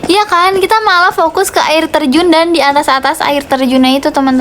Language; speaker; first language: Indonesian; native; Indonesian